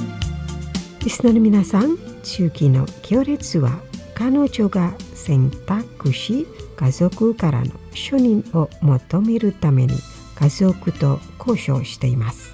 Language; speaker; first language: Japanese; non-native, fluent; Indonesian